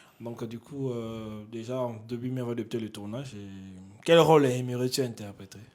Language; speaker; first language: French; non-native, local second language; Lingala